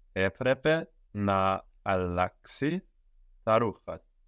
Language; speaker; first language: Greek; non-native, learner; English